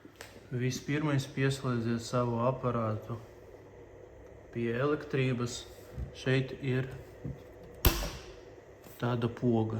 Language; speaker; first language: Latvian; non-native, local second language; Russian